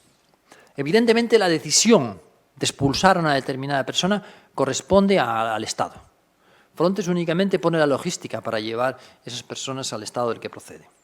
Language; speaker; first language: Spanish; native; Spanish